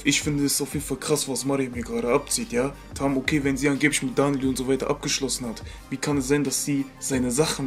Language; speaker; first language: German; native; German